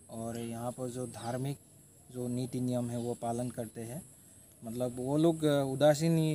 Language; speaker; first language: Hindi; non-native, local second language; Assamese